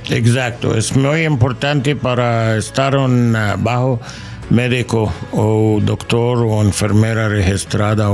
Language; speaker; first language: Spanish; non-native, learner; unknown